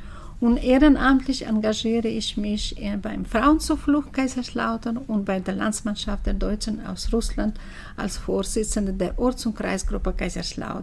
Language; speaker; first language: German; early bilingual, heritage; German